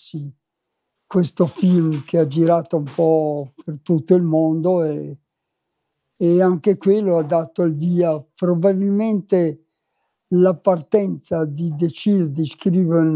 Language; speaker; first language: Italian; native; Italian